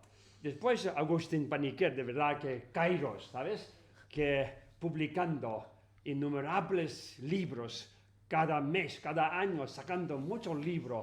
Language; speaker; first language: Spanish; non-native, learner; Tibetan